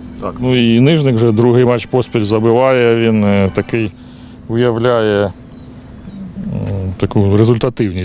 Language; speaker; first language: Ukrainian; native; Ukrainian